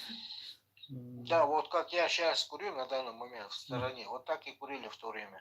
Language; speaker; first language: Russian; non-native, local second language; Chechen